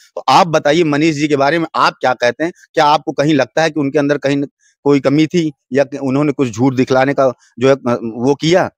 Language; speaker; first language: Hindi; native; Hindi